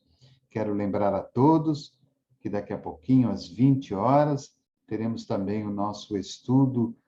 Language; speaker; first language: Portuguese; native; Portuguese